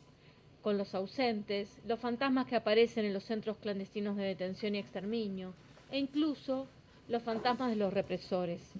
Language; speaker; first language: Spanish; native; Spanish